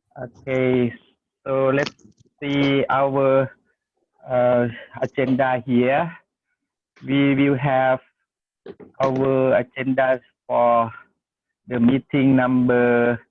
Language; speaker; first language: English; non-native, learner; Thai